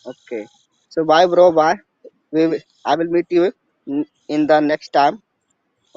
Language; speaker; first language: English; non-native, learner; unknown